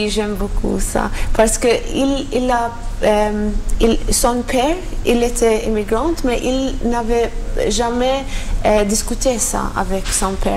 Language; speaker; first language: French; non-native, learner; Maltese